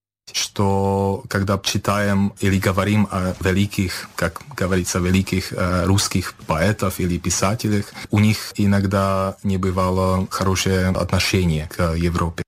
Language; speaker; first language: Russian; non-native, fluent; Czech